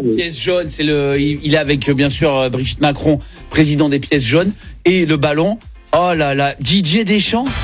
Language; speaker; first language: French; native; French